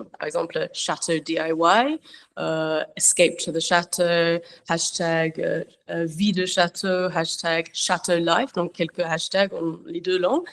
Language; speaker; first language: French; non-native, learner; English